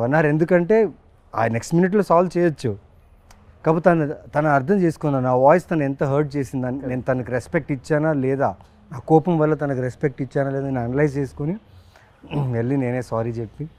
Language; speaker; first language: Telugu; native; Telugu